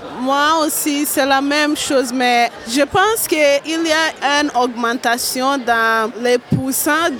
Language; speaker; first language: French; non-native, learner; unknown